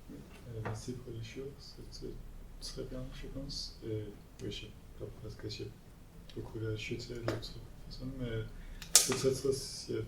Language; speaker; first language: French; non-native, learner; Danish